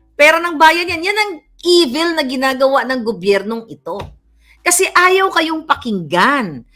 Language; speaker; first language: Filipino; native; Filipino